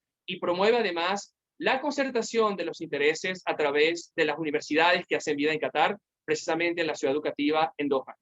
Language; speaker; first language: Spanish; native; Spanish